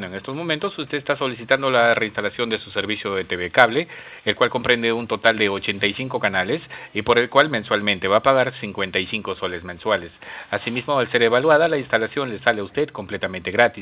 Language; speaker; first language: Spanish; native; Spanish